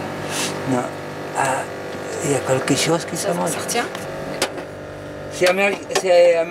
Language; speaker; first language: French; non-native, fluent; Spanish